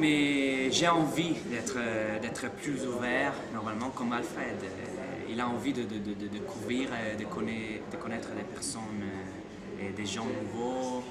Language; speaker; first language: French; non-native, fluent; Italian